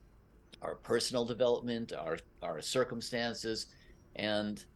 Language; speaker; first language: English; native; English